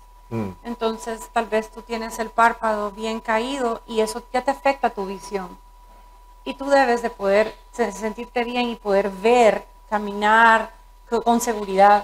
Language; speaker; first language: Spanish; native; Spanish